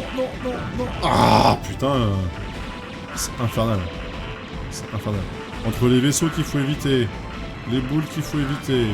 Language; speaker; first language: French; native; French